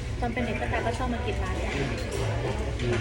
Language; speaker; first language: Thai; native; Thai